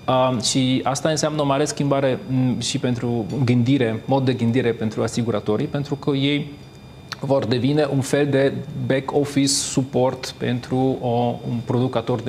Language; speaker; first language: Romanian; non-native, fluent; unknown